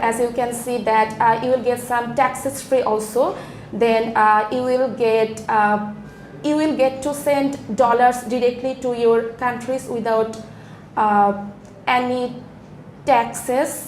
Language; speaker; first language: English; non-native, local second language; Bangla